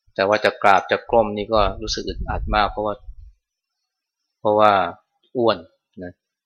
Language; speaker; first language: Thai; native; Thai